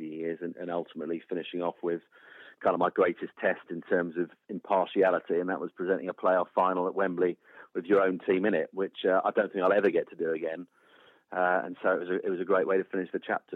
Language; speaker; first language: English; native; English